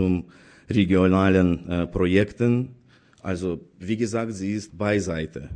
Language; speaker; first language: German; non-native, fluent; Azerbaijani